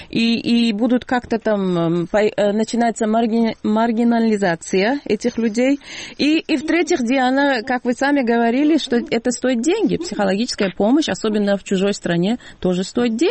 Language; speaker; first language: Russian; non-native, local second language; Uzbek